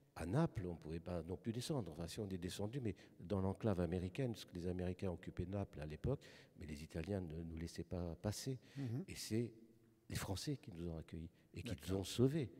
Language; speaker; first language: French; early bilingual, other home language; German